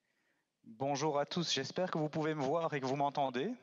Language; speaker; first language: French; native; French